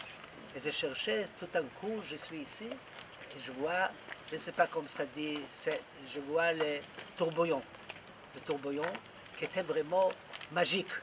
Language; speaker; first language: French; non-native, fluent; Hebrew